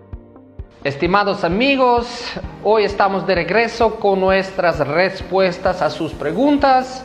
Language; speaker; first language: Spanish; non-native, fluent; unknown